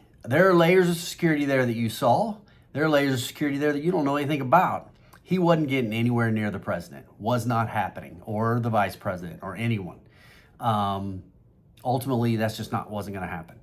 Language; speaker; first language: English; native; English